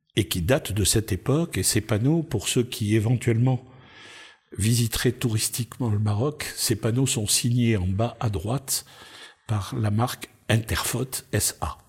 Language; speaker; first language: French; native; French